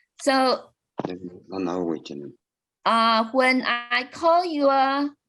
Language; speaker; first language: English; non-native, fluent; Chinese